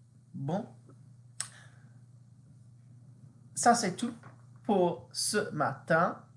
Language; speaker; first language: French; non-native, fluent; English